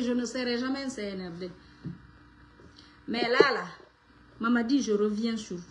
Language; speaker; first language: French; non-native, local second language; Fula